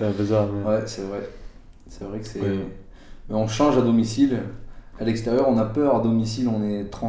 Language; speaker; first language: French; native; French